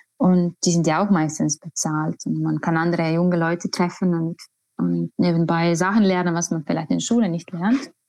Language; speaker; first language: German; non-native, fluent; Estonian